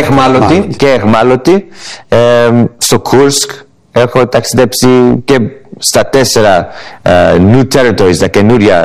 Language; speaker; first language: Greek; early bilingual, heritage; English